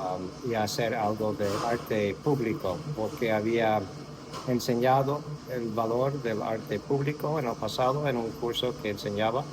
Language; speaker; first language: Spanish; non-native, fluent; English